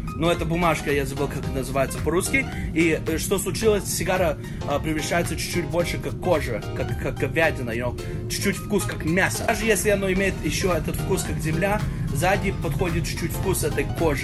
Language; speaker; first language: Russian; early bilingual, heritage; Russian